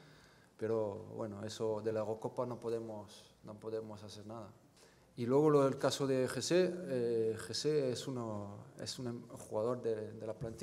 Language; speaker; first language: Spanish; non-native, fluent; French